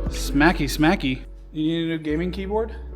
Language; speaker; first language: English; native; English